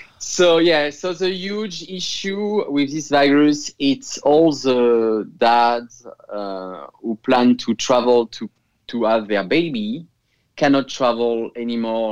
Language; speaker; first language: English; non-native, fluent; French